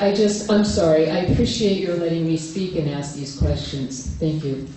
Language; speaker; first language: English; native; English